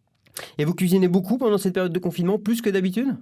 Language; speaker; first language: French; native; French